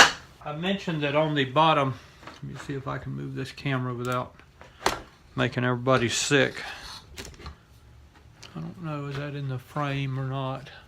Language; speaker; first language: English; native; English